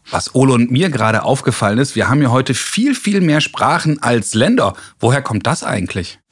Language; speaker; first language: German; native; German